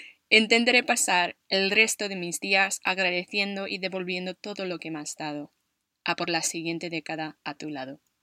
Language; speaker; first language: Spanish; non-native, fluent; English